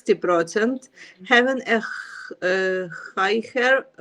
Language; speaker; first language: English; non-native, learner; Ukrainian